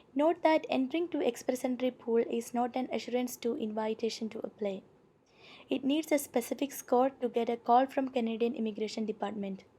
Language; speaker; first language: English; non-native, local second language; Malayalam